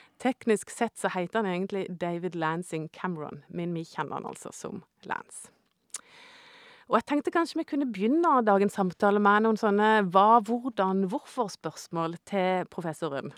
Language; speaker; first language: Norwegian; native; Norwegian